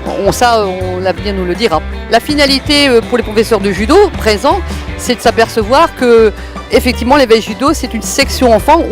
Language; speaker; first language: French; native; French